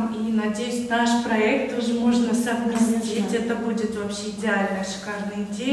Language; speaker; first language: Russian; non-native, local second language; Kyrgyz